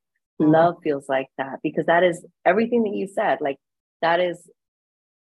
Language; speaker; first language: English; native; English